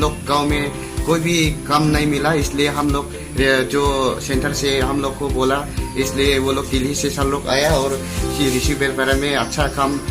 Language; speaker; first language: Hindi; non-native, local second language; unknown